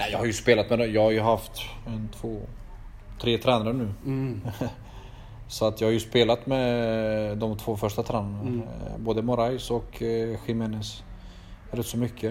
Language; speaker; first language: Swedish; early bilingual, other home language; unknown